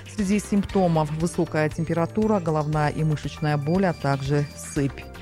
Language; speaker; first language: Russian; non-native, local second language; Tajik